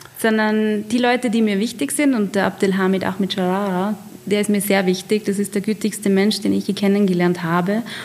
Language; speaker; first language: German; native; German